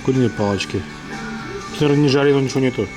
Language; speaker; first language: Russian; native; Russian